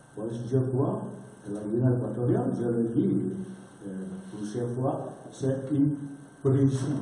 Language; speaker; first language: French; non-native, learner; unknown